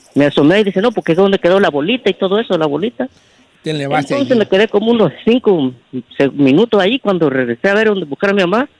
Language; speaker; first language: Spanish; native; Spanish